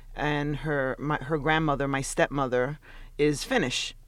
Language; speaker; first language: English; early bilingual, other home language; Spanish